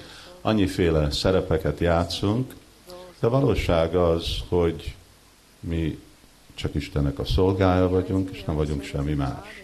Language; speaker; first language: Hungarian; early bilingual, heritage; Hungarian